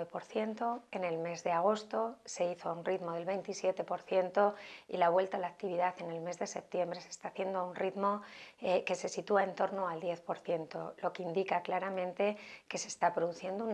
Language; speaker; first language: Spanish; native; Spanish